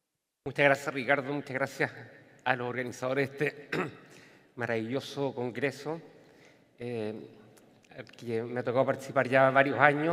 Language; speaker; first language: Spanish; native; Spanish